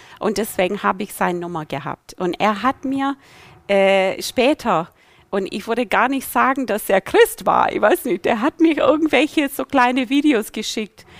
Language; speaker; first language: German; non-native, fluent; English